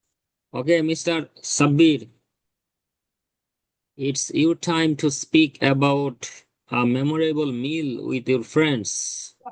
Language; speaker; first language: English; non-native, fluent; Bangla